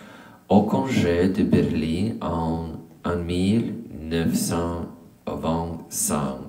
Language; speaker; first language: French; non-native, learner; English